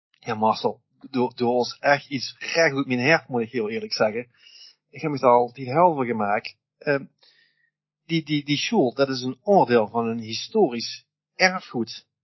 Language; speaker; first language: Dutch; native; Dutch